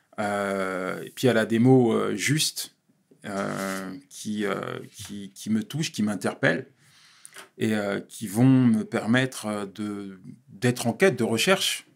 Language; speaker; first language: French; native; French